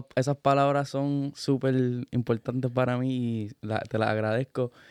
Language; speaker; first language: Spanish; native; Spanish